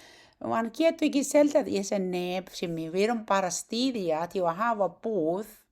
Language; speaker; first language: Icelandic; non-native, learner; Thai